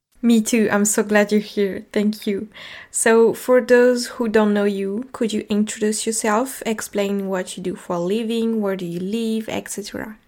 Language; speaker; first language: English; non-native, fluent; French